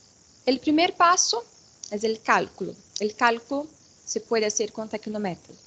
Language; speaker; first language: Spanish; non-native, fluent; Portuguese